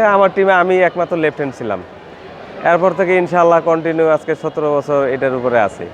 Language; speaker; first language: Bangla; native; Bangla